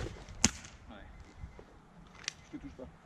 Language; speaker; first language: French; native; French